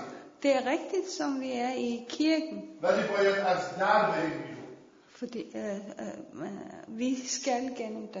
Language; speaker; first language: Danish; non-native, fluent; Persian